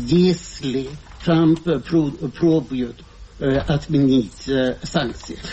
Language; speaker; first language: Russian; non-native, fluent; Swedish